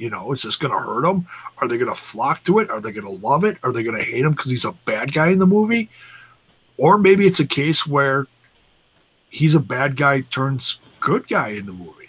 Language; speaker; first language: English; native; English